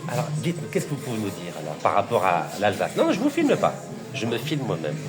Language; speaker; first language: French; early bilingual, other home language; Arabic